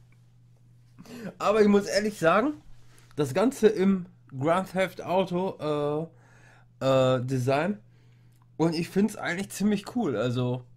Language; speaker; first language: German; non-native, fluent; English